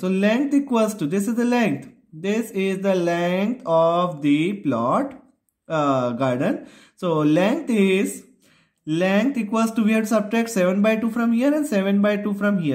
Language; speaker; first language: English; non-native, local second language; Hindi